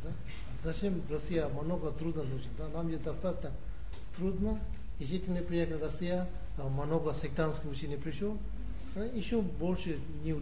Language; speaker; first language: Russian; non-native, learner; Tibetan